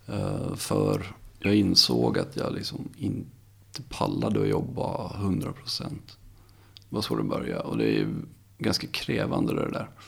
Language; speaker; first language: Swedish; native; Swedish